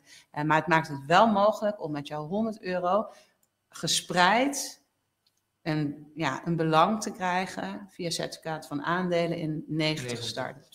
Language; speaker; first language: Dutch; native; Dutch